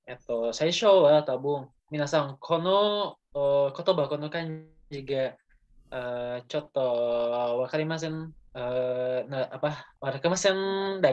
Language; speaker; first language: Japanese; non-native, learner; Indonesian